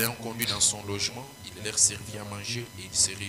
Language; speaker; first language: French; non-native, local second language; Swahili